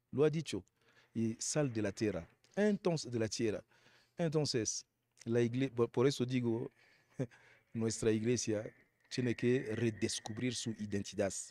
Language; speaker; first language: Spanish; non-native, fluent; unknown